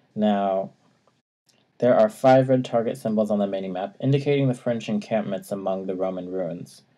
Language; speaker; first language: English; native; English